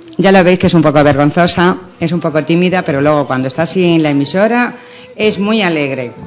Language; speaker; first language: Spanish; native; Spanish